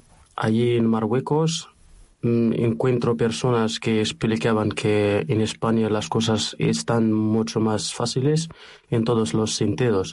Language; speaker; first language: Spanish; non-native, learner; Arabic